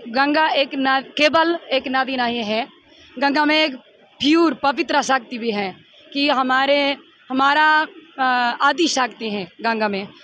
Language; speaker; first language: Hindi; non-native, learner; Spanish